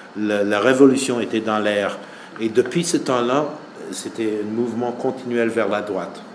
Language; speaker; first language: French; non-native, fluent; English